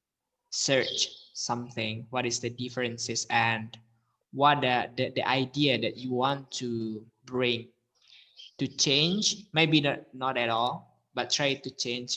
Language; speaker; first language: English; non-native, fluent; Indonesian